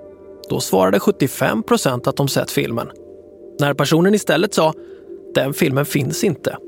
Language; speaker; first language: Swedish; native; Swedish